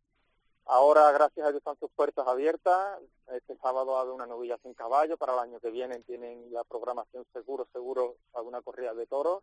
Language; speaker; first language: Spanish; native; Spanish